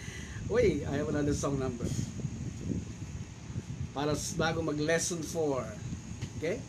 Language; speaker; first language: English; non-native, local second language; Filipino